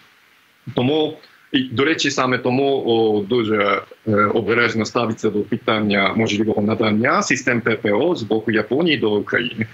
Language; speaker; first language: Ukrainian; non-native, fluent; Japanese